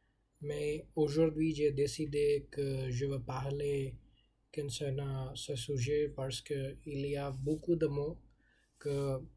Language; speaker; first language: French; non-native, learner; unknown